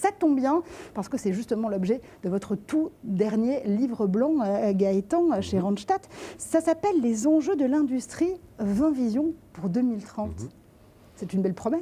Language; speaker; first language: French; native; French